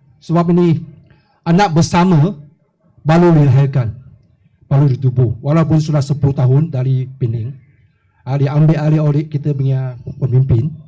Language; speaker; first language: Malay; non-native, local second language; Chinese